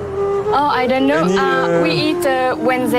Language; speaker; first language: English; non-native, learner; French